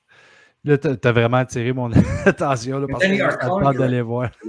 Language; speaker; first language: French; native; French